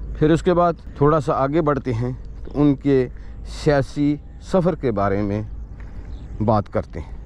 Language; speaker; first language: Urdu; non-native, local second language; Punjabi